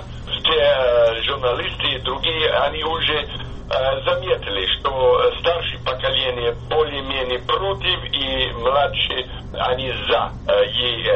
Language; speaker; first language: Russian; non-native, fluent; English